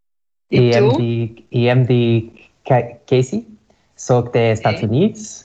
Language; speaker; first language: Catalan; non-native, learner; English